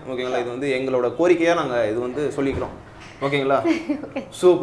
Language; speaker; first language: Tamil; native; Tamil